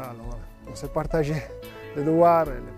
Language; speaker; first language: French; non-native, local second language; Italian